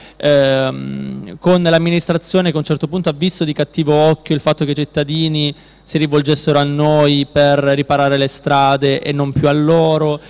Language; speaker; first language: Italian; native; Italian